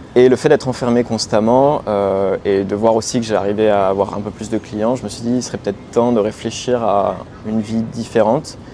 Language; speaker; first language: French; native; French